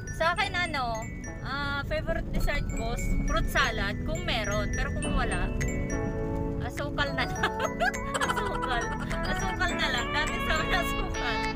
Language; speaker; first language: Filipino; non-native, local second language; Bikol